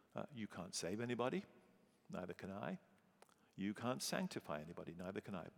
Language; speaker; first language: English; native; English